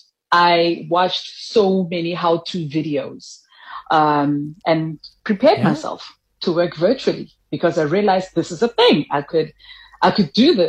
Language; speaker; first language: English; non-native, local second language; Tswana